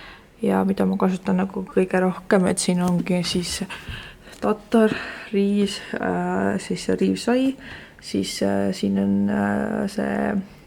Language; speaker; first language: Estonian; native; Estonian